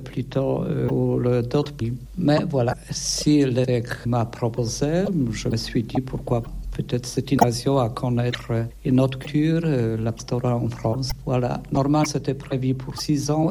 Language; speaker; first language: French; non-native, fluent; Polish